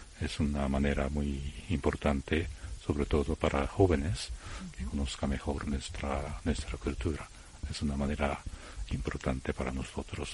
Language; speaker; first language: Spanish; non-native, fluent; Japanese